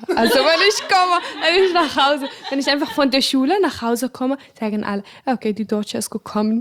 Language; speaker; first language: German; non-native, fluent; Arabic